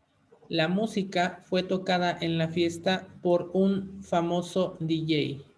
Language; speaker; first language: Spanish; native; Spanish